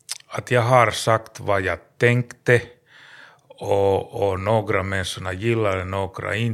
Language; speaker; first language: Swedish; non-native, learner; Finnish